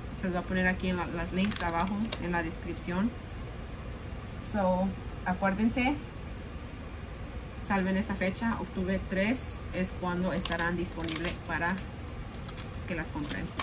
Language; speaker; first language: Spanish; early bilingual, heritage; Spanish